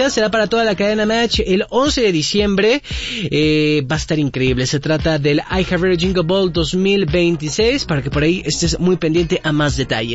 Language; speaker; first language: Spanish; native; Spanish